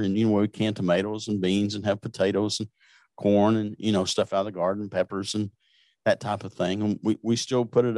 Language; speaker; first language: English; native; English